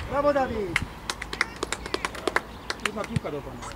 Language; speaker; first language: Polish; native; Polish